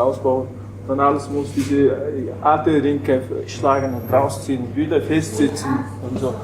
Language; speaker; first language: German; non-native, learner; Mongolian